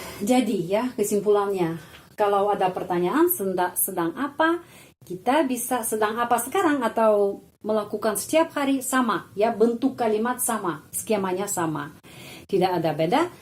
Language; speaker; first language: Indonesian; non-native, fluent; Russian